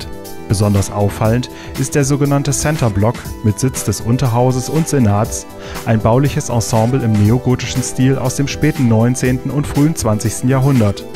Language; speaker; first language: German; native; German